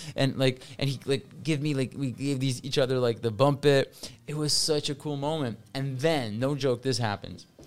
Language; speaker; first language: English; early bilingual, other home language; Russian